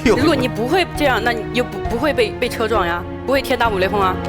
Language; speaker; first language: Chinese; native; Chinese